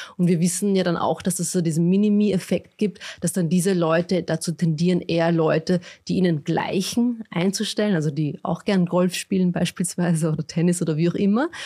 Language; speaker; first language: German; early bilingual, other home language; Bosnian